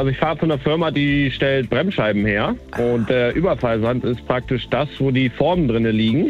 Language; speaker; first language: German; native; German